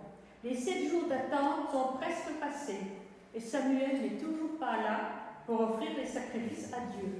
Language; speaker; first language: French; native; French